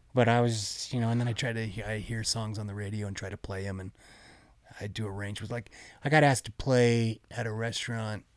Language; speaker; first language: English; native; English